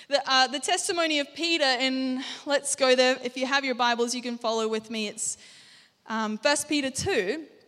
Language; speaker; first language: English; native; English